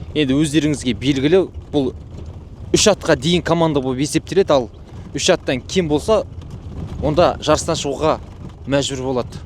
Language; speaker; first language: Kazakh; native; Kazakh